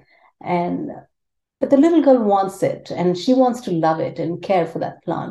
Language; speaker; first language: English; non-native, local second language; Tamil